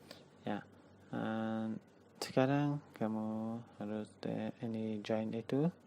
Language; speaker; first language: Indonesian; non-native, learner; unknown